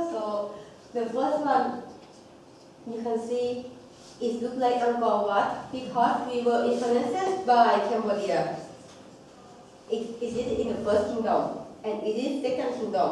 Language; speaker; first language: English; non-native, local second language; Thai